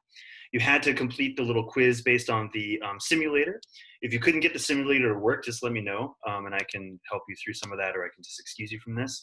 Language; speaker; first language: English; native; English